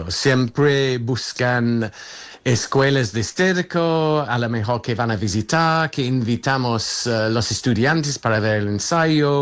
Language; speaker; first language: Spanish; non-native, fluent; English